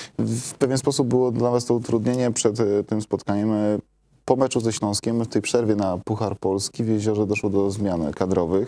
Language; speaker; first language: Polish; native; Polish